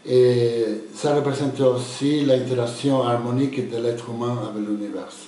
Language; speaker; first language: French; non-native, fluent; Spanish